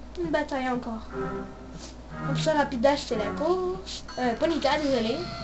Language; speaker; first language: French; native; French